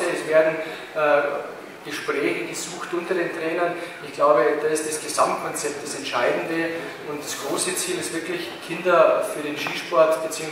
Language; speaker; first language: German; native; German